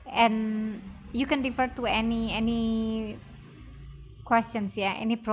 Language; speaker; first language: English; non-native, fluent; Indonesian